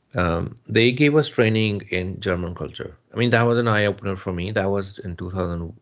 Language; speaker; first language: English; non-native, local second language; Punjabi